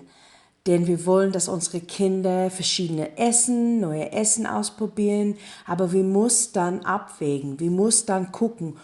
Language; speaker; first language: German; non-native, learner; English